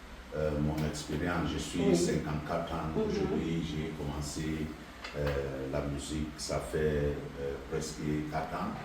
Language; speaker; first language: French; non-native, local second language; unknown